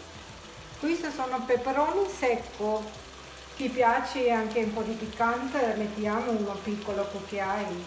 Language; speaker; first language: Italian; non-native, learner; Tamil